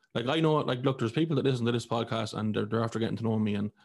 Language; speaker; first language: English; native; English